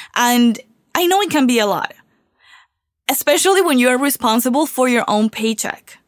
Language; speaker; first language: English; non-native, fluent; Spanish